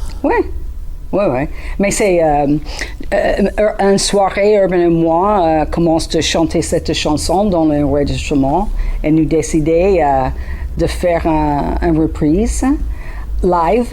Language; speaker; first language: French; non-native, learner; English